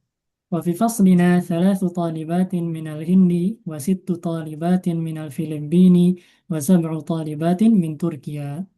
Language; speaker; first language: Arabic; non-native, fluent; Indonesian